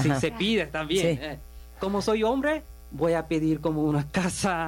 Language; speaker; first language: Spanish; non-native, learner; Bangla